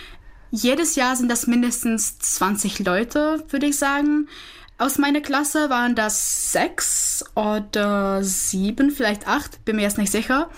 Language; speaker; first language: German; non-native, fluent; Czech